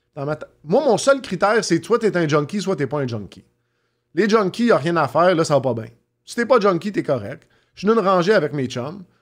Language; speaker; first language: French; native; French